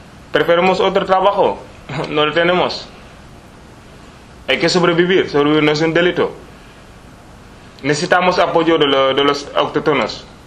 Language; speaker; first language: Spanish; non-native, learner; Wolof